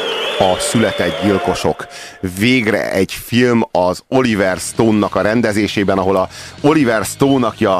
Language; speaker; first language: Hungarian; native; Hungarian